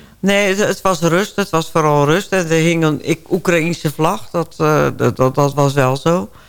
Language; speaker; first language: Dutch; native; Dutch